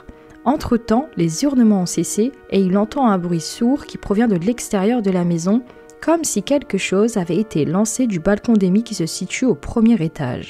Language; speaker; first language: French; native; French